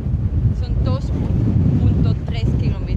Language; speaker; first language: Spanish; non-native, learner; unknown